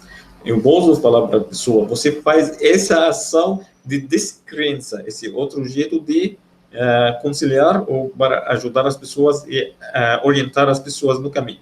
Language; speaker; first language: Portuguese; non-native, fluent; Arabic